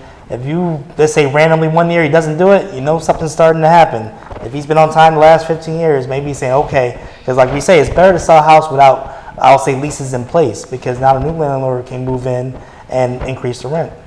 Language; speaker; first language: English; native; English